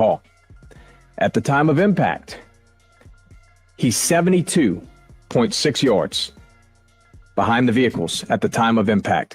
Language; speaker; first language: English; native; English